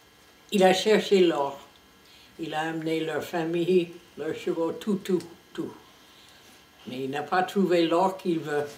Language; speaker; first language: French; non-native, fluent; English